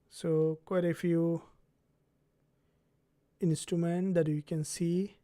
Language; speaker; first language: English; non-native, fluent; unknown